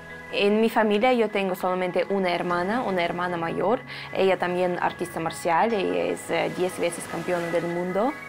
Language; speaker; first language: Spanish; non-native, fluent; Russian